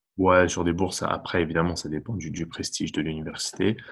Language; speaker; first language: French; native; French